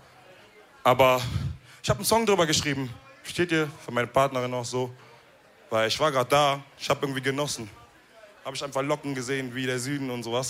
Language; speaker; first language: German; early bilingual, other home language; Wolof